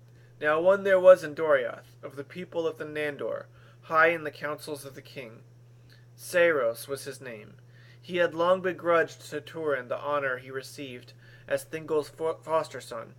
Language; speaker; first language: English; native; English